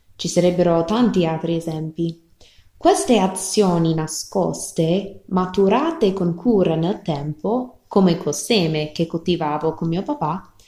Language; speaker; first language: Italian; non-native, fluent; English